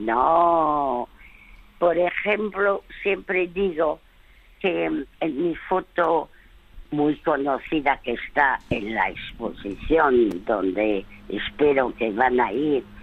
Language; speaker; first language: Spanish; early bilingual, other home language; French